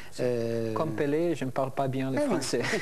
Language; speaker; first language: French; non-native, learner; Portuguese